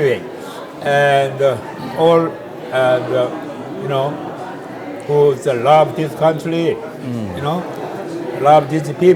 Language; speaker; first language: English; non-native, learner; Korean